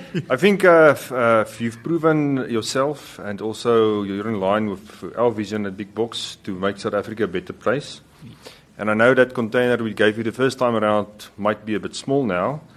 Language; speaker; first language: English; non-native, local second language; Afrikaans